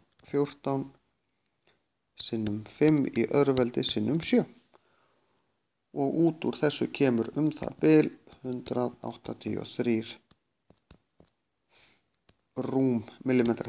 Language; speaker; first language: Icelandic; native; Icelandic